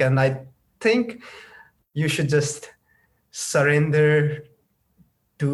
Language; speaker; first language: English; non-native, local second language; Nepali